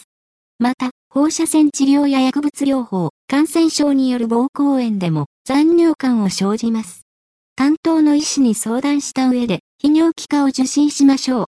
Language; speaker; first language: Japanese; native; Japanese